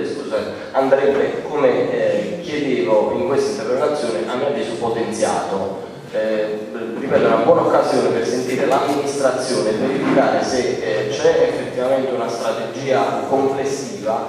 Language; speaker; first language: Italian; native; Italian